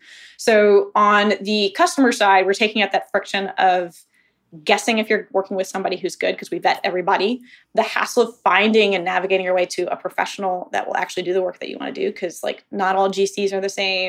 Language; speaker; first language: English; native; English